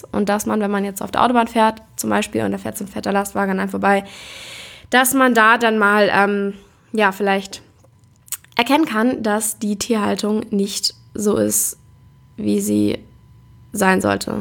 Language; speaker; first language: German; native; German